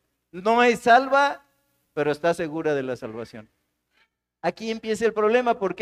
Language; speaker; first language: Spanish; native; Spanish